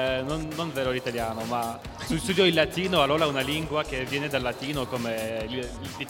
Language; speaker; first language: Italian; non-native, learner; French